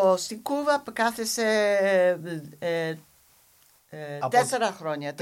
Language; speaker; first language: Greek; non-native, fluent; English